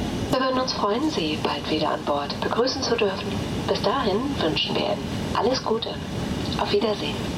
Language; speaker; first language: German; native; German